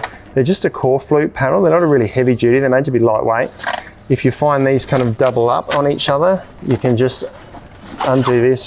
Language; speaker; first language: English; native; English